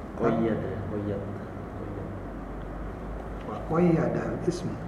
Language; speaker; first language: Arabic; non-native, learner; Indonesian